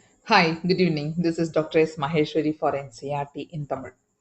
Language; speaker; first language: English; non-native, local second language; Tamil